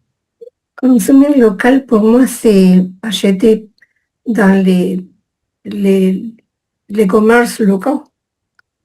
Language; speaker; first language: French; non-native, fluent; English